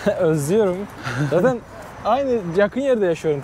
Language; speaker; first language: Turkish; non-native, fluent; Kyrgyz